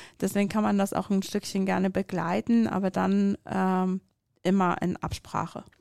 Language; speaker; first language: German; non-native, fluent; Persian